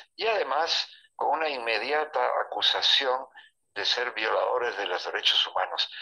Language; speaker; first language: Spanish; native; Spanish